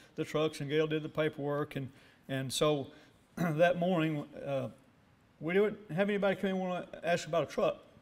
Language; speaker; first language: English; native; English